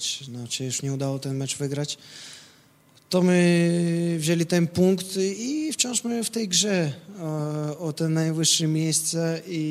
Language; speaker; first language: Polish; non-native, fluent; Russian